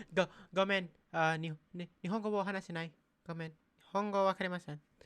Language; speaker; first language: Japanese; non-native, learner; Filipino